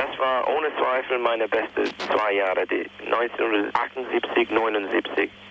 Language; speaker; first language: German; non-native, learner; English